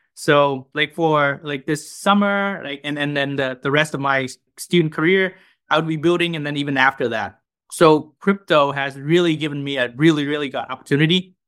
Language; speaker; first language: English; non-native, fluent; Vietnamese